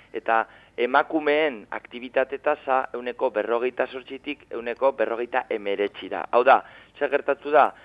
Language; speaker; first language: Basque; native; Basque